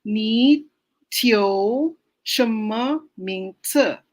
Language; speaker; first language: Chinese; non-native, learner; Filipino